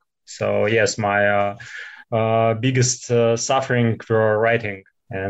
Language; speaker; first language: English; non-native, fluent; Russian